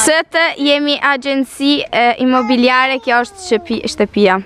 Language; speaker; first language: Albanian; early bilingual, heritage; Albanian